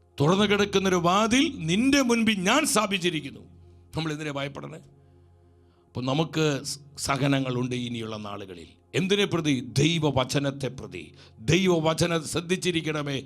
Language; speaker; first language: Malayalam; native; Malayalam